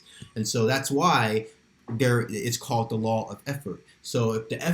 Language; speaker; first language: English; native; English